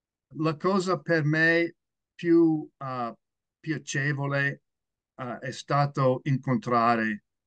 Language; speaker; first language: Italian; non-native, learner; English